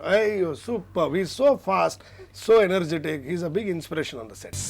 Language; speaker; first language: Telugu; non-native, learner; Kannada